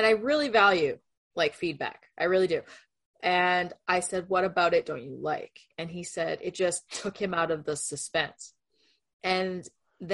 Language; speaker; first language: English; non-native, fluent; Spanish